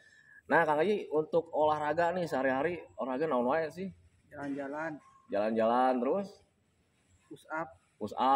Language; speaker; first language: Indonesian; native; Indonesian